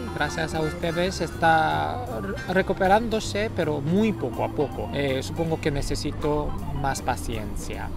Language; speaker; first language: Spanish; non-native, fluent; Korean